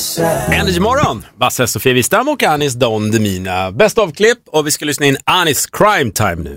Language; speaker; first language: Swedish; native; Swedish